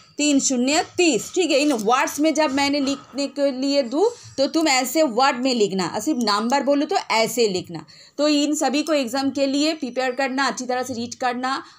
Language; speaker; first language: Hindi; non-native, local second language; Bangla